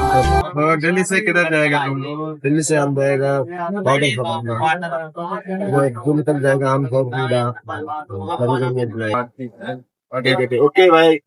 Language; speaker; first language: Hindi; non-native, local second language; Tamil